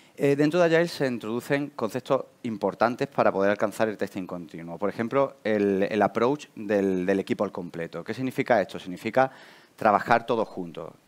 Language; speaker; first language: Spanish; native; Spanish